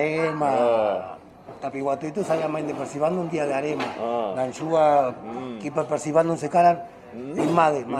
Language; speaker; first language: Indonesian; non-native, fluent; Spanish